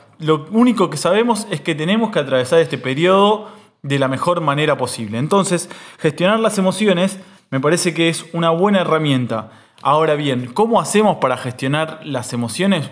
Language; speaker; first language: Spanish; native; Spanish